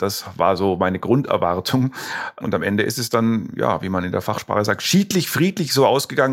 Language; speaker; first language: German; native; German